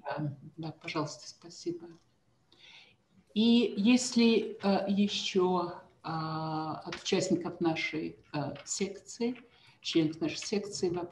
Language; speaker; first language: Russian; native; Russian